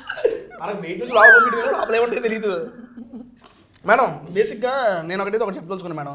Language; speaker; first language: Telugu; native; Telugu